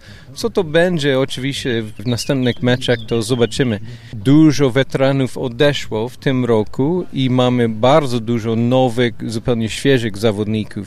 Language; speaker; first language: Polish; non-native, fluent; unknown